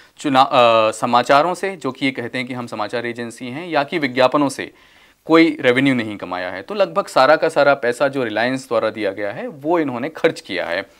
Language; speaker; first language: Hindi; native; Hindi